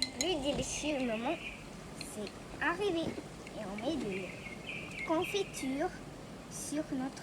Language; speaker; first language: French; non-native, learner; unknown